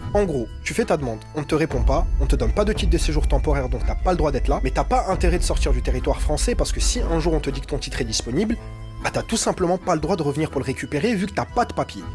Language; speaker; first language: French; non-native, local second language; Arabic